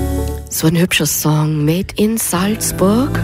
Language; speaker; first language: German; native; German